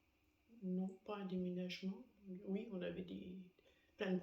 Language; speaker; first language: French; native; French